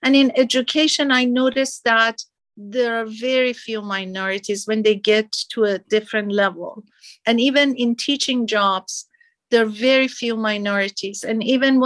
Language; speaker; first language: English; non-native, fluent; Persian